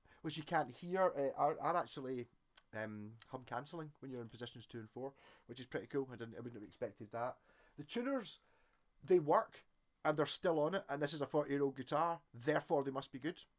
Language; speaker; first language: English; native; English